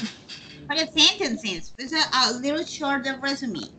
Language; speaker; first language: English; non-native, learner; Spanish